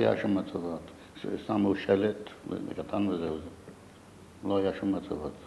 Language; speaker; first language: Hebrew; non-native, fluent; Yiddish